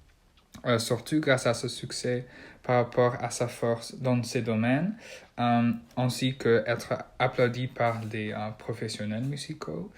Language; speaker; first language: French; non-native, learner; Dutch